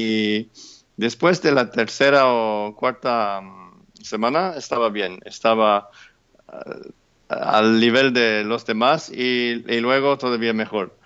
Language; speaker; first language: Spanish; non-native, fluent; English